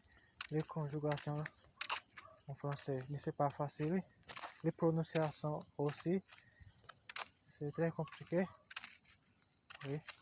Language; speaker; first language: French; non-native, learner; Portuguese